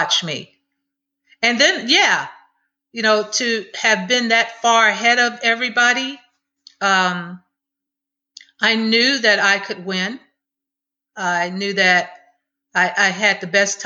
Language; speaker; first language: English; native; English